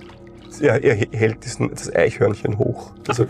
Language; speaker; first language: German; native; German